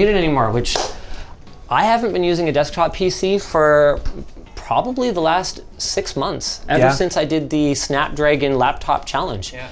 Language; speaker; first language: English; native; English